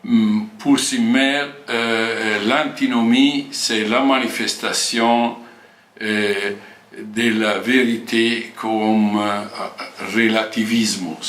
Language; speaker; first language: French; non-native, fluent; Italian